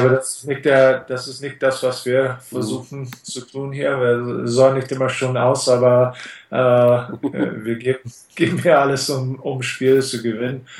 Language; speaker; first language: German; non-native, fluent; English